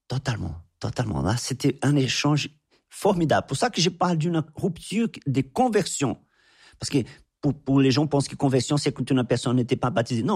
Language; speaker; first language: French; non-native, fluent; Portuguese